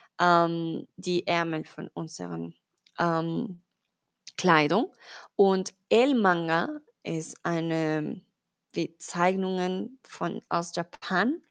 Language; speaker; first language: German; non-native, learner; Spanish